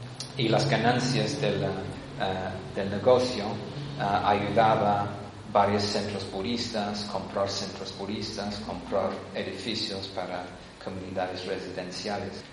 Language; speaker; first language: Spanish; non-native, fluent; English